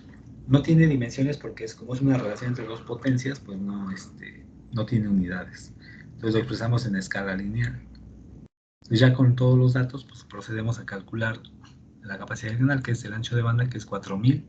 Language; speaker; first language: Spanish; native; Spanish